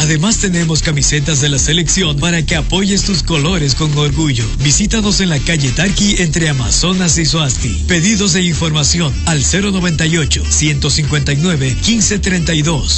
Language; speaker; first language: Spanish; native; Spanish